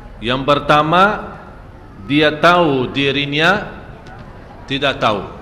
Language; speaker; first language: Malay; non-native, fluent; Arabic